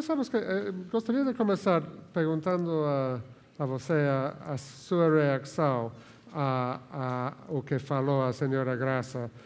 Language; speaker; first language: Portuguese; non-native, fluent; Spanish